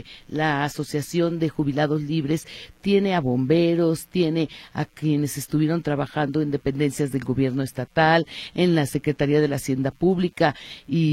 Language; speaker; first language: Spanish; native; Spanish